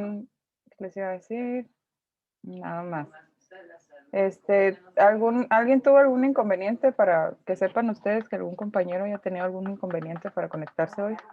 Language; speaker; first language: Spanish; native; Spanish